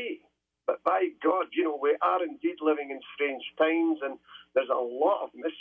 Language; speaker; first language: English; native; English